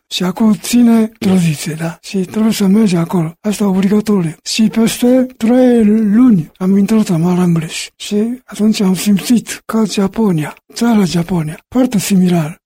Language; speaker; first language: Romanian; non-native, learner; Japanese